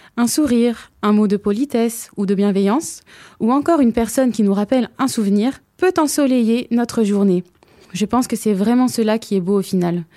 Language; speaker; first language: French; native; French